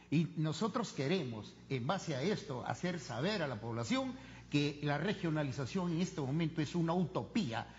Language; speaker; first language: Spanish; native; Spanish